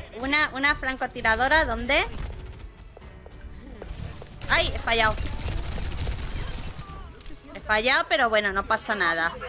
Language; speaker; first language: Spanish; native; Spanish